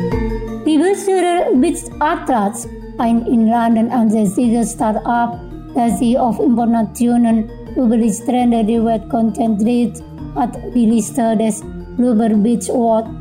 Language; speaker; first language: German; non-native, fluent; Indonesian